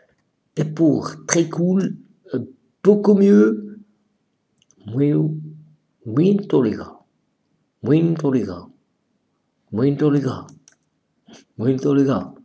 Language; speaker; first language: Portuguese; non-native, learner; French